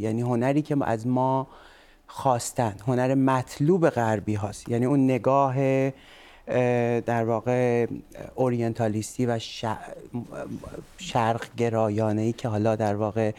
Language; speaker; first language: Persian; native; Persian